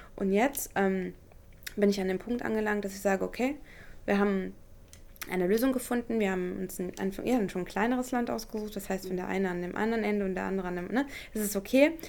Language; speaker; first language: German; native; German